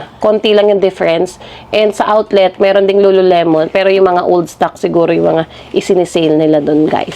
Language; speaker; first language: Filipino; native; Filipino